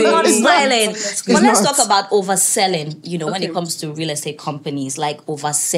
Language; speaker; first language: English; native; English